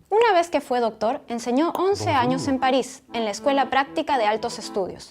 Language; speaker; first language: Spanish; native; Spanish